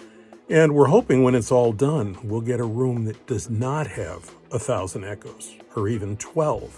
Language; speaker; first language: English; native; English